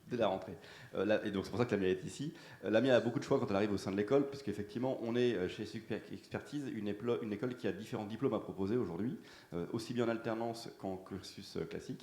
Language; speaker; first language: French; native; French